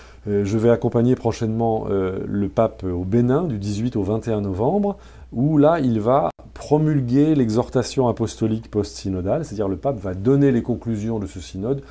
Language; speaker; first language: French; native; French